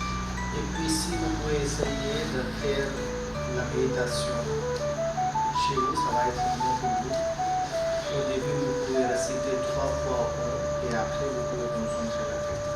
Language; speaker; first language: French; non-native, learner; Hindi